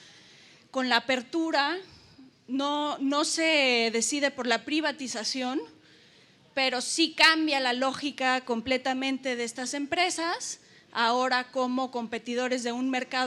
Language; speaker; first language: Spanish; native; Spanish